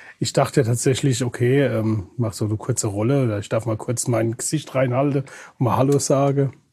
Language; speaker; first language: German; native; German